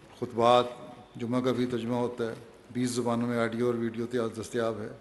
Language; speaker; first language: Urdu; native; Urdu